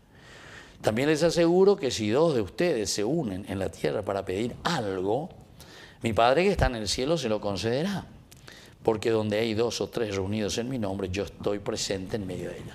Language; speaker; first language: Spanish; native; Spanish